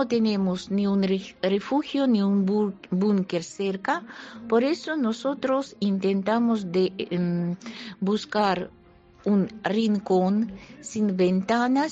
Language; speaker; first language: Spanish; non-native, fluent; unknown